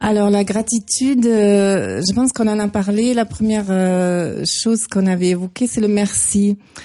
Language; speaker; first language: French; non-native, fluent; German